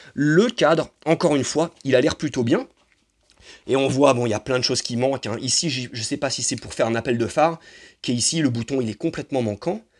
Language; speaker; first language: French; native; French